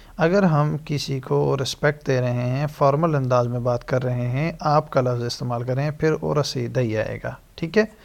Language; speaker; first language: Urdu; non-native, local second language; Pashto